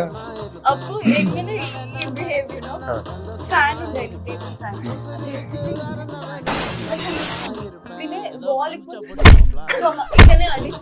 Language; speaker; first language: Malayalam; non-native, learner; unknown